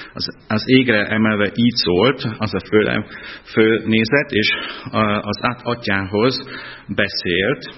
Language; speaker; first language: Hungarian; non-native, fluent; German